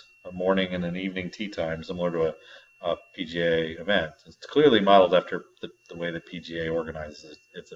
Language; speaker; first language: English; native; English